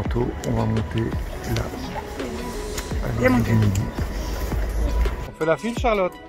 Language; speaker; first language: French; native; French